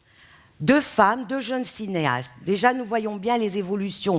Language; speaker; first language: French; non-native, local second language; Arabic